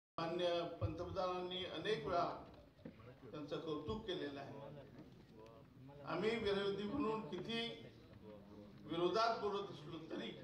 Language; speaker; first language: Marathi; non-native, local second language; Lambadi